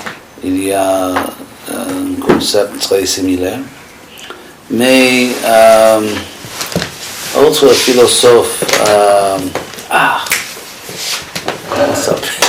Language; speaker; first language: French; non-native, fluent; English